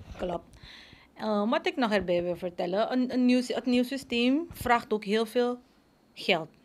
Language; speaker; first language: Dutch; native; Dutch